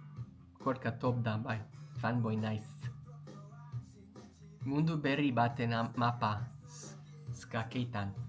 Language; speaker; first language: Basque; non-native, learner; English